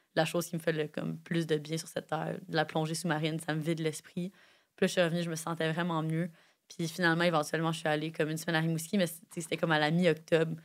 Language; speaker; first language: French; native; French